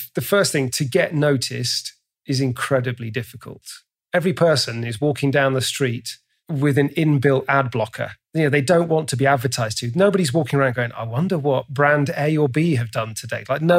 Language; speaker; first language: English; native; English